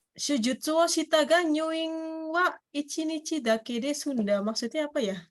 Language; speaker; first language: Indonesian; native; Indonesian